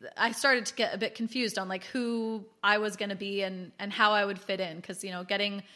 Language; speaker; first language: English; native; English